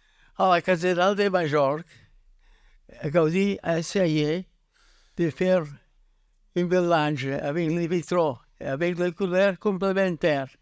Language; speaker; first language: French; non-native, learner; Catalan